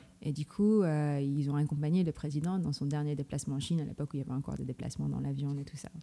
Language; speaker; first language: French; non-native, fluent; Filipino